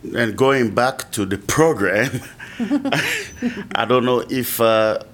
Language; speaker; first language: English; non-native, fluent; French